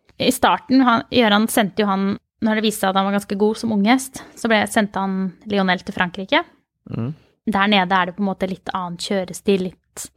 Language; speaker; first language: Norwegian; native; Norwegian